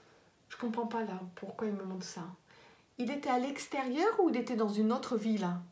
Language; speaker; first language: French; native; French